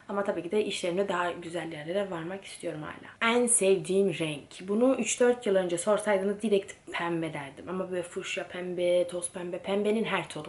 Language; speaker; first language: Turkish; early bilingual, heritage; Turkish